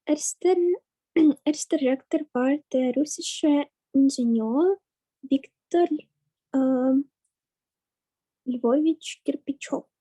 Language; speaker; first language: German; non-native, learner; Ukrainian